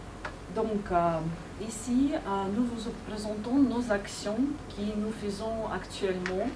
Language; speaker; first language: French; non-native, fluent; Ukrainian